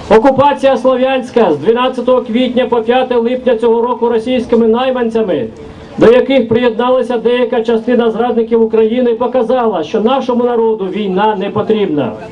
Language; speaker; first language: Ukrainian; native; Ukrainian